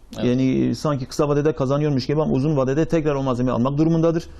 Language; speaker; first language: Turkish; native; Turkish